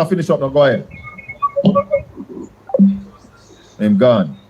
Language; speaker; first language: English; native; English